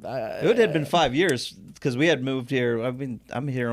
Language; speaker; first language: English; native; English